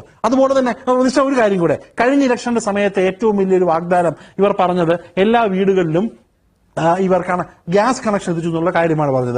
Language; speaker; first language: Malayalam; native; Malayalam